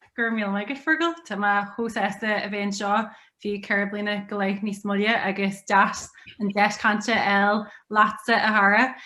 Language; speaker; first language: Irish; native; Irish